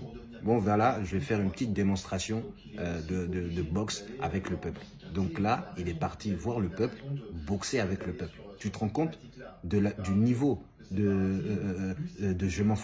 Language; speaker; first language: French; native; French